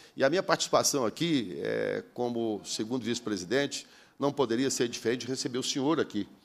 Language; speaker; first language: Portuguese; native; Portuguese